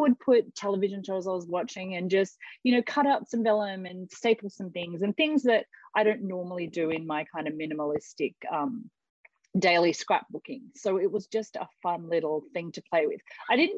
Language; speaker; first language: English; native; English